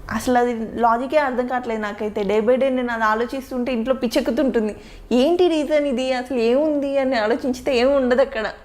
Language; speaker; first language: Telugu; native; Telugu